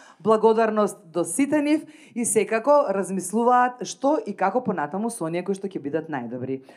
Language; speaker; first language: Macedonian; native; Macedonian